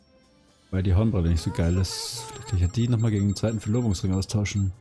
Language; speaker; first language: German; native; German